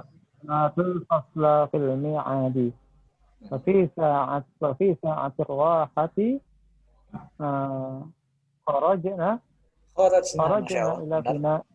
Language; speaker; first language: Arabic; non-native, learner; Indonesian